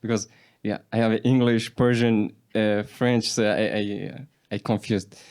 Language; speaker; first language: English; non-native, learner; Persian